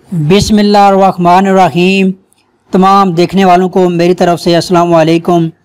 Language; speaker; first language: Urdu; non-native, local second language; Punjabi